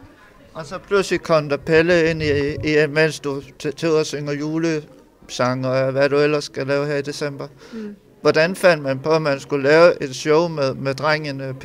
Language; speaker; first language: Danish; native; Danish